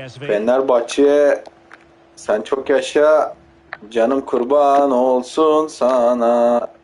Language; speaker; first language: Turkish; native; Turkish